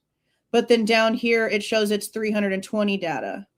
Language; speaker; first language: English; native; English